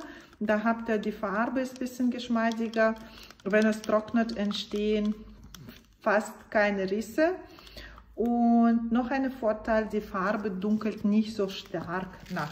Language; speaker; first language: German; non-native, fluent; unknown